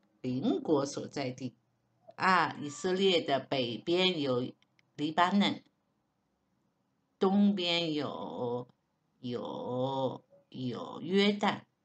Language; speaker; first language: Chinese; non-native, learner; Hebrew